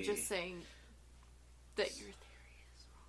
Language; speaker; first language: English; native; English